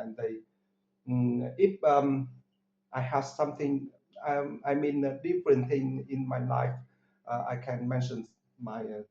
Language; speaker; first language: English; non-native, learner; Vietnamese